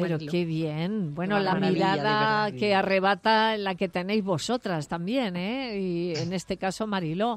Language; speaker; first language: Spanish; native; Spanish